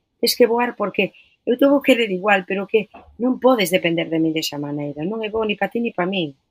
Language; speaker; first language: Galician; non-native, local second language; Spanish